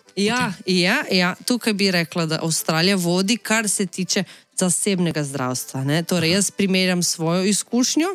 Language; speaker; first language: Slovenian; native; Slovenian